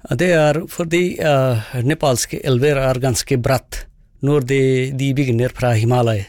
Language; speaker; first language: Norwegian; non-native, fluent; Nepali